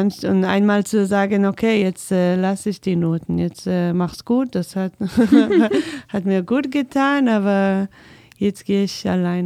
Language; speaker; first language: German; non-native, fluent; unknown